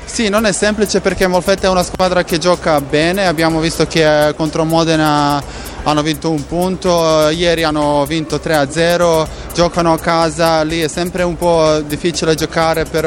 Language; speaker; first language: Italian; non-native, fluent; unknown